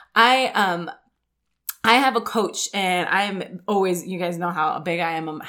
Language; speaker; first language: English; native; English